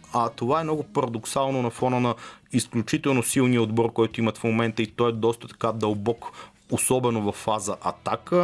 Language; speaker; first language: Bulgarian; native; Bulgarian